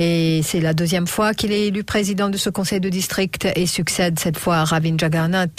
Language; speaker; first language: French; non-native, local second language; Morisyen